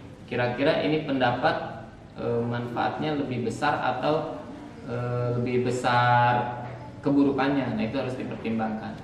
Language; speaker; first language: Indonesian; native; Indonesian